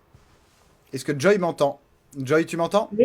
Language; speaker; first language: French; native; French